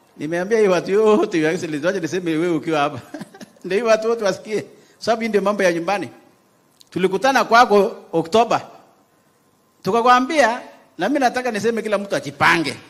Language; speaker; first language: Swahili; non-native, local second language; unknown